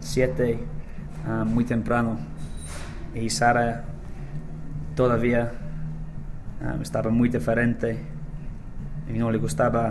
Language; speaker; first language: Spanish; non-native, learner; English